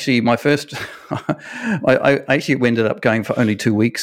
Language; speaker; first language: English; native; English